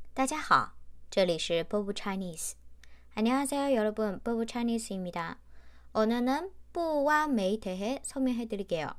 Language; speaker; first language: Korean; non-native, fluent; Chinese